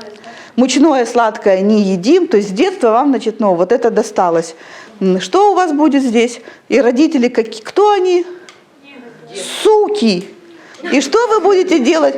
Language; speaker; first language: Russian; native; Russian